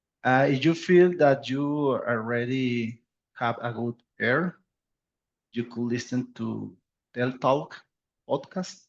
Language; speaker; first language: English; non-native, learner; Spanish